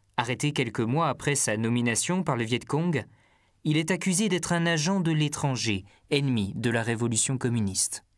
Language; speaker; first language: French; native; French